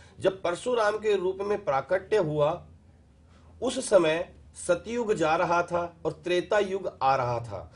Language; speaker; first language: Hindi; native; Hindi